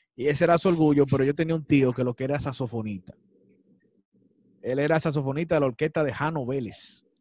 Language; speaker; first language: Spanish; native; Spanish